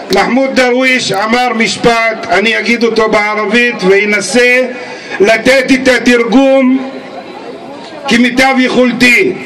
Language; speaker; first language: Hebrew; non-native, local second language; Arabic